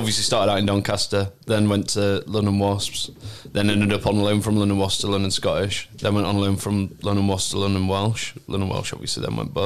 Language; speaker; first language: English; native; English